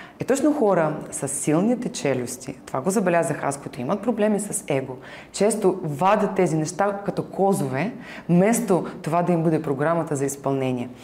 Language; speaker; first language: Bulgarian; non-native, fluent; Ukrainian